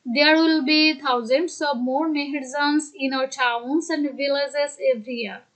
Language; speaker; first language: English; non-native, local second language; Bangla